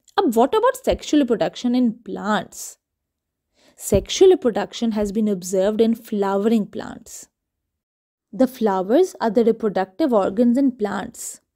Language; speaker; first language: English; non-native, local second language; Urdu